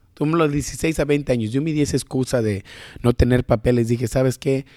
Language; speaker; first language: Spanish; early bilingual, heritage; Spanish